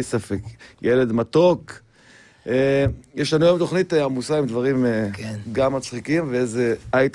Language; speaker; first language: Hebrew; native; Hebrew